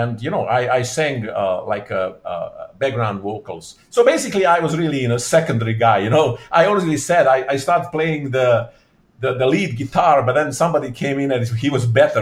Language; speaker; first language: English; non-native, fluent; Bosnian